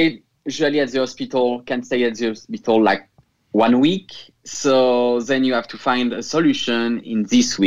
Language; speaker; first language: English; non-native, fluent; French